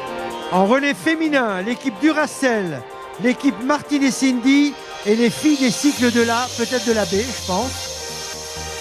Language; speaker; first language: French; native; French